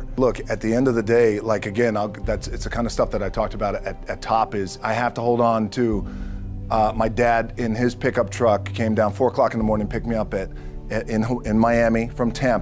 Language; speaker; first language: English; native; English